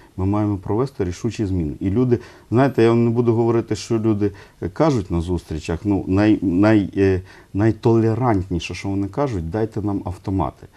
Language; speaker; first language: Ukrainian; non-native, local second language; Russian